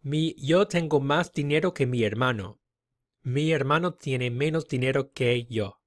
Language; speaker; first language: Spanish; non-native, fluent; English